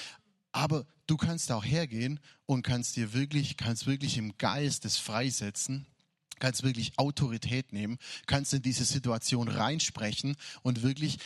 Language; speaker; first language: German; native; German